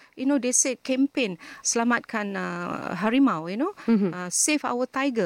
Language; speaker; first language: English; non-native, local second language; Malay